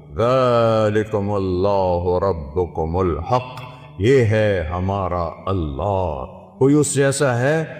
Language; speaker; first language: Urdu; non-native, local second language; Saraiki